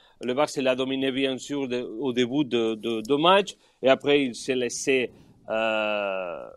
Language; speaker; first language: French; non-native, learner; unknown